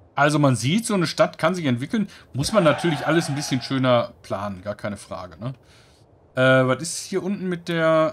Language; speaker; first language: German; native; German